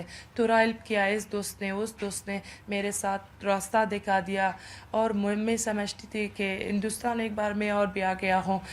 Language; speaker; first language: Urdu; non-native, learner; Persian